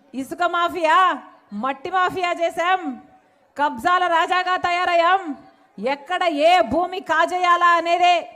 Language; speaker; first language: Telugu; native; Telugu